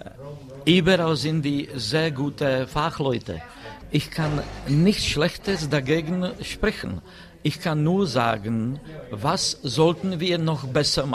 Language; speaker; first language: German; non-native, fluent; Czech